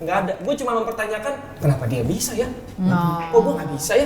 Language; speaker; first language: Indonesian; native; Indonesian